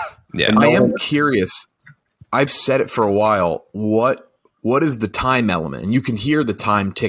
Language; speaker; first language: English; native; English